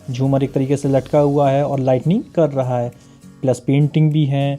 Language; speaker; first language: Hindi; native; Hindi